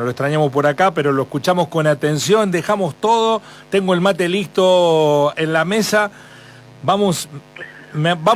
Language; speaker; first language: Spanish; native; Spanish